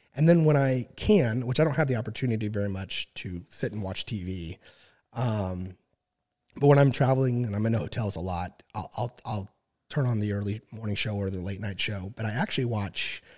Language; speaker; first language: English; native; English